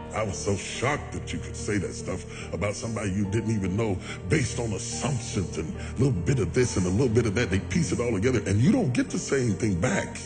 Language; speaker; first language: English; native; English